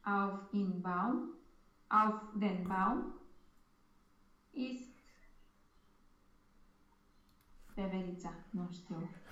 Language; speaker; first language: German; non-native, learner; Romanian